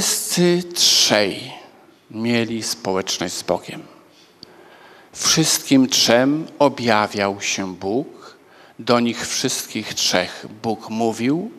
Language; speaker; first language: Polish; native; Polish